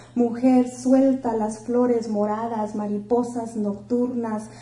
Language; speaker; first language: Spanish; early bilingual, heritage; Spanish